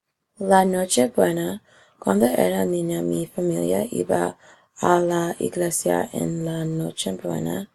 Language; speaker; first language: Spanish; non-native, learner; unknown